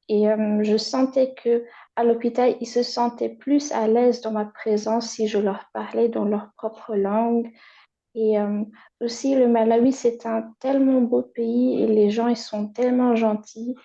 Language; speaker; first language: French; non-native, fluent; German